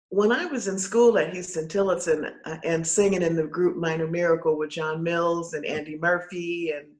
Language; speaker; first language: English; native; English